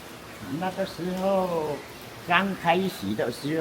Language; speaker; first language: Chinese; non-native, local second language; Hakka Chinese